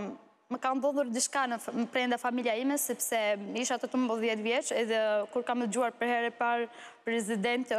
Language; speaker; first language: Albanian; non-native, learner; Arabic